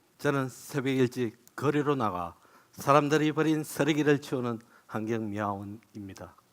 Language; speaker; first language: Korean; native; Korean